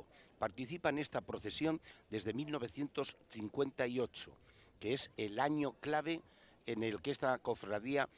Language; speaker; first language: Spanish; native; Spanish